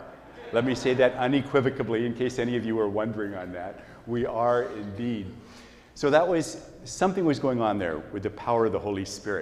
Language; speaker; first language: English; native; English